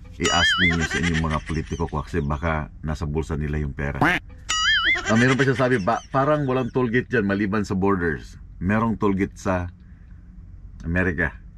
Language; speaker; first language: Filipino; non-native, local second language; Cebuano